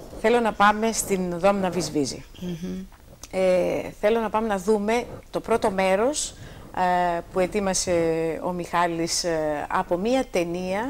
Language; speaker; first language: Greek; native; Greek